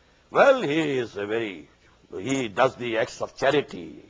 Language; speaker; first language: English; non-native, local second language; Urdu